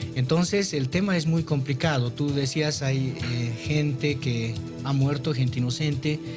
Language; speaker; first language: Spanish; native; Spanish